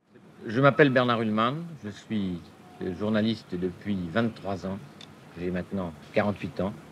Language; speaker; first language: French; native; French